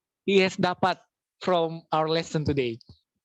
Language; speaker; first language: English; non-native, local second language; Indonesian